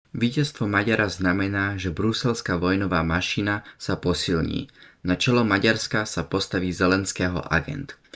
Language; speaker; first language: Slovak; early bilingual, heritage; Slovak